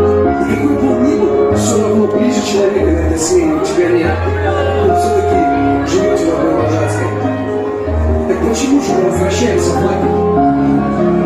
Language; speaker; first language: Russian; native; Russian